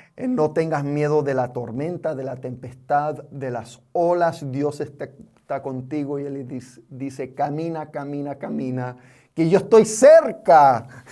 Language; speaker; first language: Spanish; non-native, fluent; English